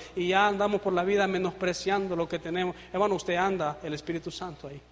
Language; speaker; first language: Spanish; native; Spanish